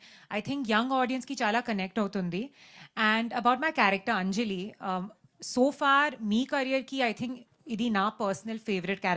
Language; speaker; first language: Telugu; non-native, learner; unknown